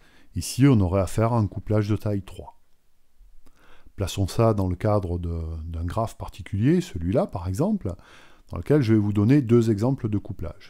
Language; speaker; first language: French; native; French